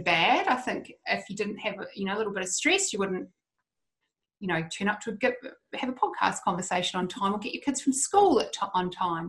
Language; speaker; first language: English; native; English